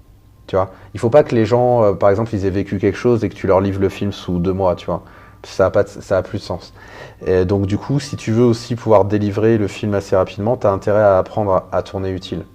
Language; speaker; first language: French; native; French